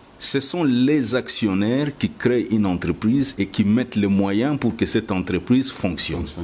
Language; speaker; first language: French; non-native, local second language; Lingala